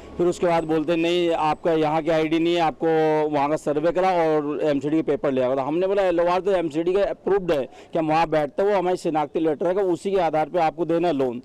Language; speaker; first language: Hindi; native; Hindi